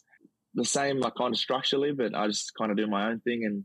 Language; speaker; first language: English; native; English